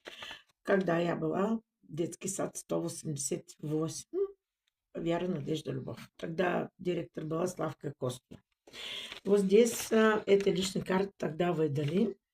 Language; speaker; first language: Russian; non-native, learner; Bulgarian